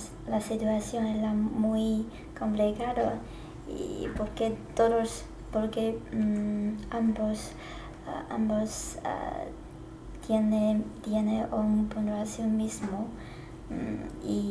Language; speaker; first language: Spanish; non-native, learner; Chinese